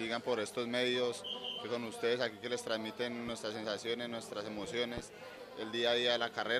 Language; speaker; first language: Spanish; native; Spanish